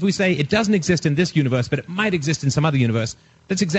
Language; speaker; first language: English; native; English